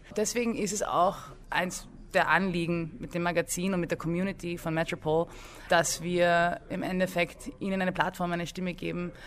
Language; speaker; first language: German; early bilingual, other home language; English